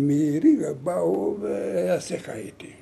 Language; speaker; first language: Hebrew; non-native, learner; Lithuanian